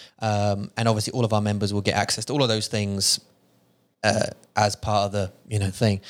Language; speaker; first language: English; native; English